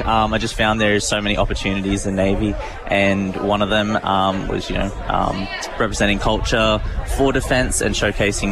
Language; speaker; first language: English; native; English